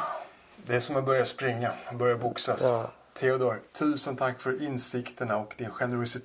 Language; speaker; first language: Swedish; native; Swedish